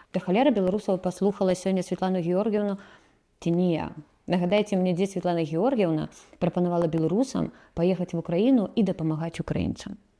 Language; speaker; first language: Belarusian; non-native, local second language; Russian